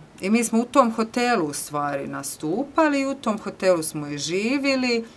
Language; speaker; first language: Croatian; native; Croatian